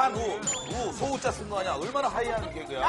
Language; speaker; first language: Korean; native; Korean